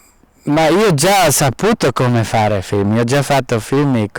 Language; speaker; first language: Italian; non-native, fluent; German